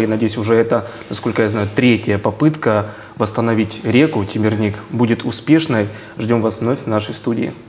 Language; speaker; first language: Russian; native; Russian